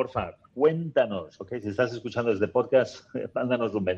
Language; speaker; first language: Spanish; native; Spanish